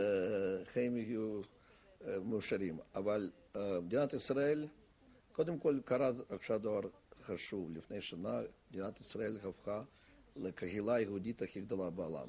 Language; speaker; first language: Hebrew; non-native, fluent; Russian